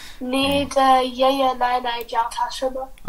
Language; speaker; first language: Chinese; non-native, learner; English